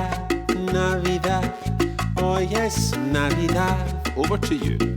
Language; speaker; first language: Spanish; non-native, fluent; English